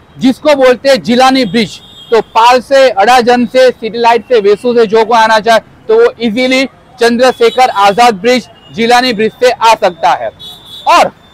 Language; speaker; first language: Hindi; non-native, local second language; Gujarati